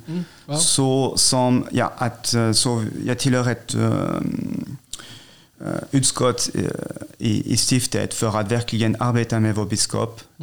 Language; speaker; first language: Swedish; non-native, fluent; French